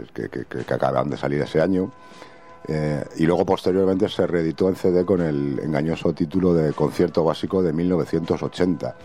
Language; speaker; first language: Spanish; native; Spanish